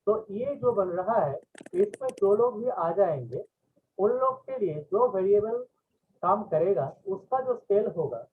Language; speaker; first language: Hindi; non-native, local second language; Bangla